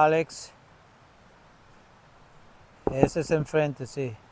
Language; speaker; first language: Spanish; non-native, learner; English